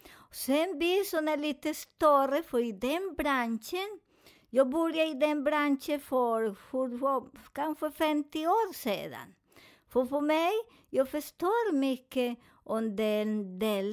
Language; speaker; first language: Swedish; non-native, learner; Spanish